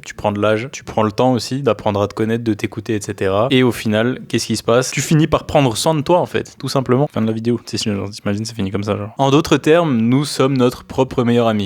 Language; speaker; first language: French; native; French